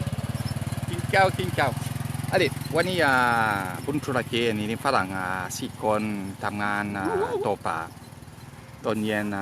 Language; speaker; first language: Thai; non-native, learner; French